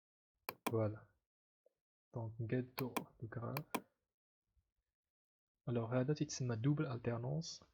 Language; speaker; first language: French; non-native, local second language; Arabic